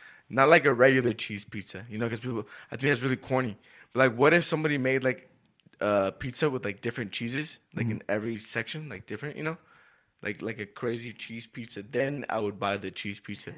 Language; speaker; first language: English; early bilingual, other home language; Spanish